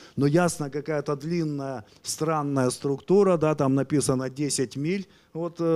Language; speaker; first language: Russian; native; Russian